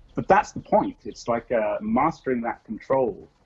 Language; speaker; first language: English; native; English